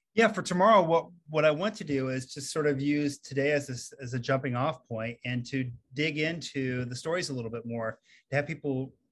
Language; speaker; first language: English; native; English